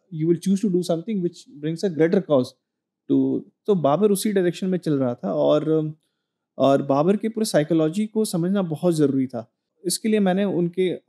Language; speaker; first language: Hindi; native; Hindi